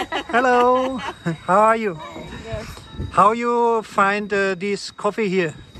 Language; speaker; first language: English; non-native, learner; German